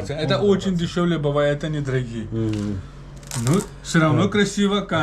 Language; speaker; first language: Russian; non-native, learner; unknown